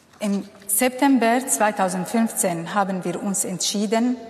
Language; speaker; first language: German; non-native, fluent; Kurdish